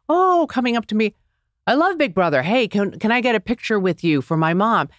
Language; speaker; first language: English; native; English